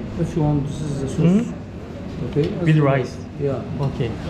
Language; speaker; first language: English; non-native, learner; Korean